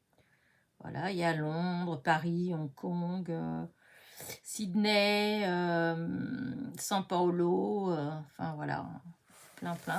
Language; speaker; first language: French; native; French